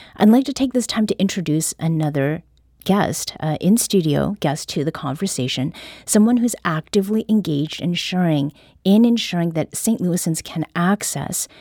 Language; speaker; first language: English; early bilingual, other home language; Korean